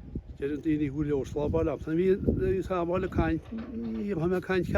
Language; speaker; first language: Irish; native; Irish